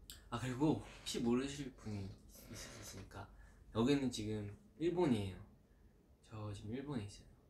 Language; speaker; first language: Korean; early bilingual, heritage; Korean